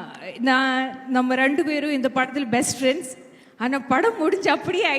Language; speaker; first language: Tamil; non-native, fluent; Malayalam